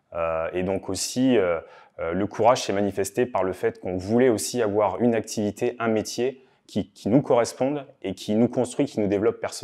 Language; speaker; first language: French; native; French